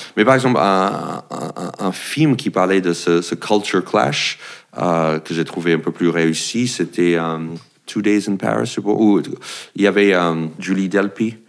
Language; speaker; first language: French; non-native, fluent; English